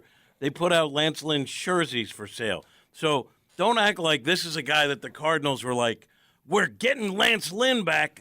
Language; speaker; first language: English; native; English